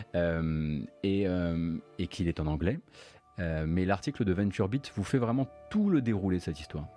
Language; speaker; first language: French; native; French